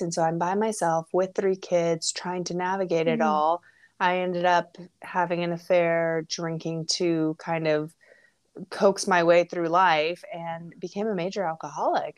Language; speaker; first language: English; native; English